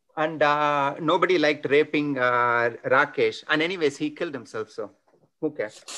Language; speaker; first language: English; non-native, local second language; Tamil